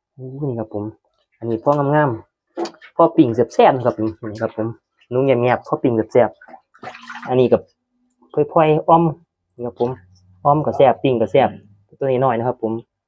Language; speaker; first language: Thai; native; Thai